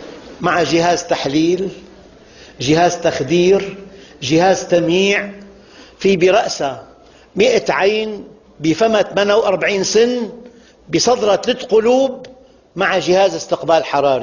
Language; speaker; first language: Arabic; native; Arabic